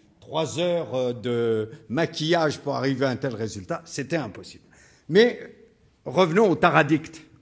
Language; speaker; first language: French; native; French